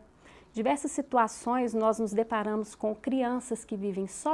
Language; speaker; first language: Portuguese; native; Portuguese